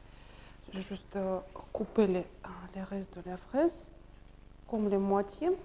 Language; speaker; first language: French; non-native, learner; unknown